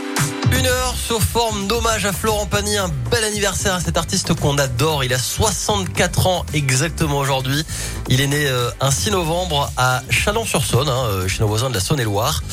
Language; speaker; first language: French; native; French